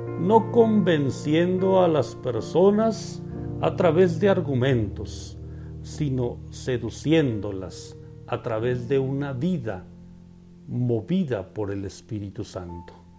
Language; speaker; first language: Spanish; native; Spanish